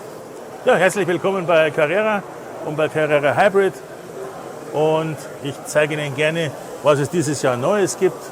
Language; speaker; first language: German; native; German